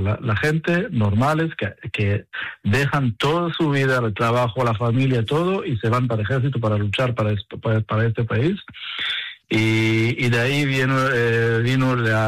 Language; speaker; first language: Spanish; non-native, learner; Hebrew